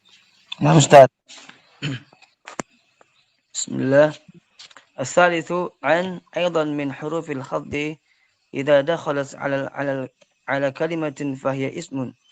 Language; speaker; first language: Arabic; non-native, learner; Indonesian